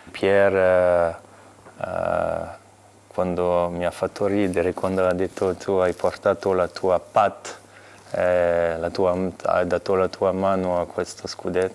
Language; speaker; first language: Italian; non-native, fluent; French